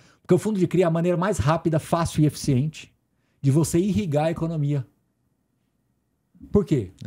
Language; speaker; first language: Portuguese; native; Portuguese